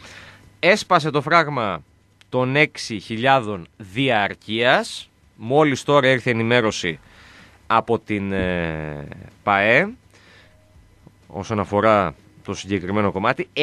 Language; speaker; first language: Greek; native; Greek